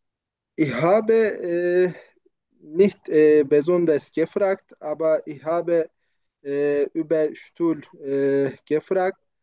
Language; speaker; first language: German; non-native, learner; Turkish